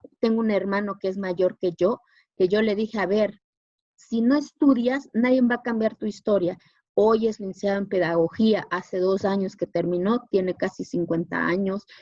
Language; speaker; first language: Spanish; non-native, local second language; Zapotec